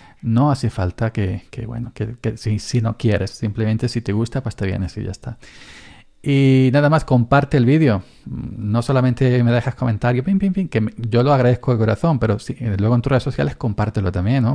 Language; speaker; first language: Spanish; native; Spanish